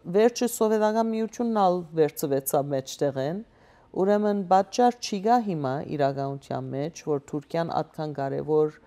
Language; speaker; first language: Armenian; early bilingual, heritage; Armenian